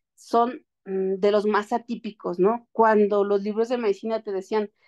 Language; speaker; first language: Spanish; native; Spanish